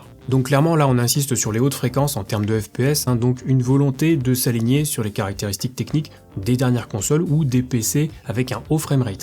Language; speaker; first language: French; native; French